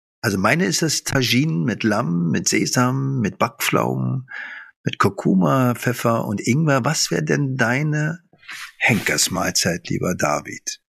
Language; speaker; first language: German; early bilingual, other home language; Arabic